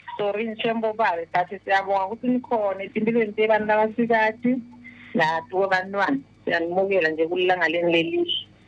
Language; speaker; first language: Zulu; non-native, local second language; Swati